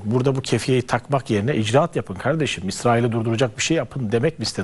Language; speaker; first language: Turkish; native; Turkish